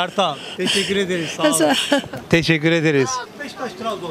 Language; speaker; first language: Turkish; native; Turkish